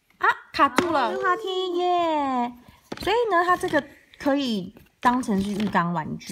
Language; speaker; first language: Chinese; native; Chinese